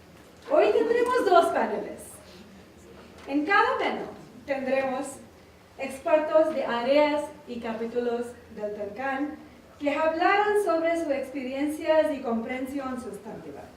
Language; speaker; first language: Spanish; non-native, learner; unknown